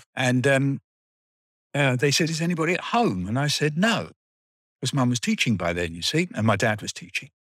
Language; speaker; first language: English; native; English